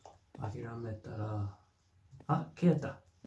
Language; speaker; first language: Japanese; non-native, fluent; English